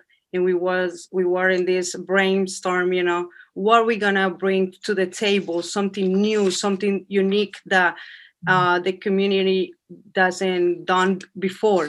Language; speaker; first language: English; non-native, fluent; Spanish